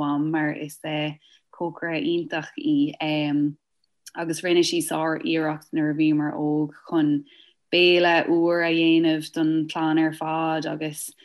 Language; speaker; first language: Irish; non-native, local second language; English